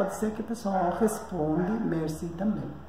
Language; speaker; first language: Portuguese; non-native, fluent; Persian